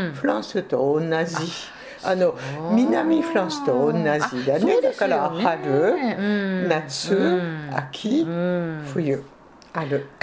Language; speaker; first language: Japanese; non-native, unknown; French